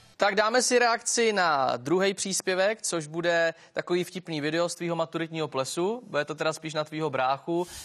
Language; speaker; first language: Czech; native; Czech